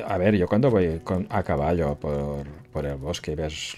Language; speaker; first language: Spanish; native; Spanish